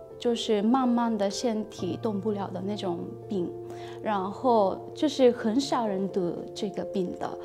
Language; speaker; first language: Chinese; non-native, fluent; Japanese